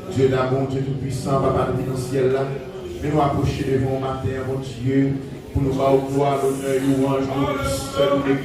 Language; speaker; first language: French; non-native, local second language; Haitian Creole